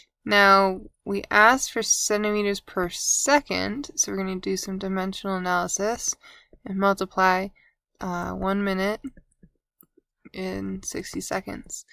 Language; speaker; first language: English; native; English